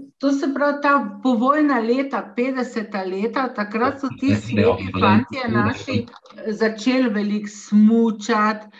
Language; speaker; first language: Slovenian; native; Slovenian